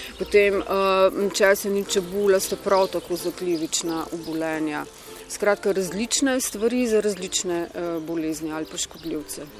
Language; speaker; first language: Slovenian; native; Slovenian